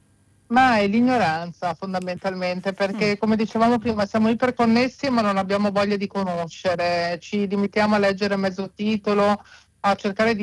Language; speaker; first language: Italian; native; Italian